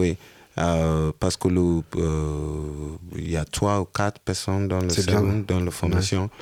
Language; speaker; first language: French; non-native, learner; Yoruba